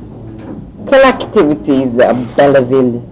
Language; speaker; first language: French; non-native, learner; English